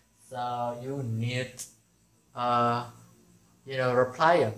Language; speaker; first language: English; non-native, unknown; Indonesian